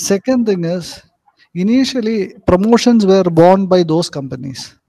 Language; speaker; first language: English; non-native, local second language; Malayalam